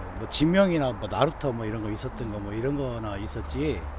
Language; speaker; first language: Korean; native; Korean